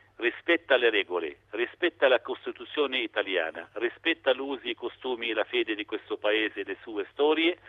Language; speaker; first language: Italian; non-native, fluent; Arabic